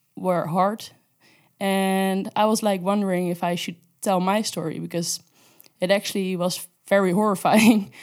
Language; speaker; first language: English; non-native, fluent; Dutch